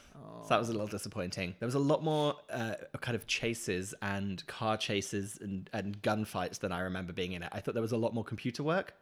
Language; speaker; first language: English; native; English